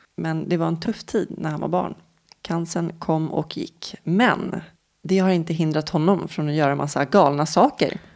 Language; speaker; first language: Swedish; native; Swedish